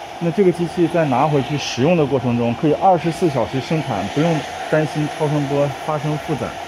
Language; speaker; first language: Chinese; native; Chinese